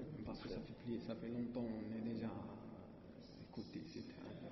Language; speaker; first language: French; non-native, learner; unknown